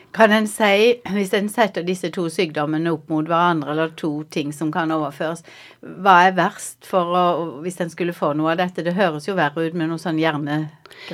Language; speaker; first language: Norwegian; native; Norwegian